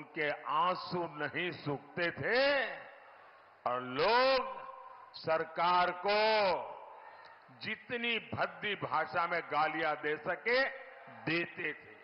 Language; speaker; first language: Hindi; non-native, local second language; Gujarati